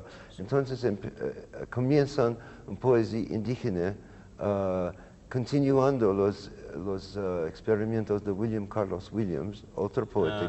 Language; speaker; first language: Spanish; non-native, learner; English